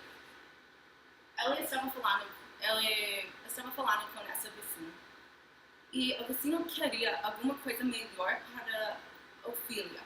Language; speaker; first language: Portuguese; non-native, fluent; English